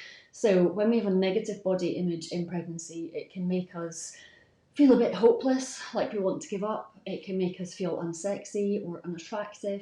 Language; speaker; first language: English; native; English